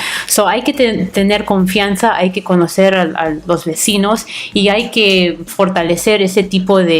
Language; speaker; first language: Spanish; native; Spanish